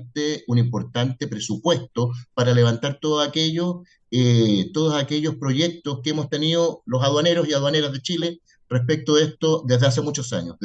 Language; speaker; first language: Spanish; native; Spanish